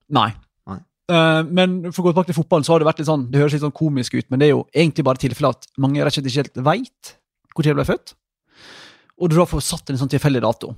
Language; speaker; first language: Norwegian; native; Norwegian